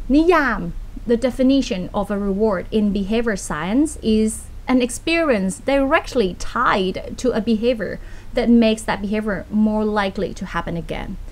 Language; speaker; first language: English; non-native, fluent; Thai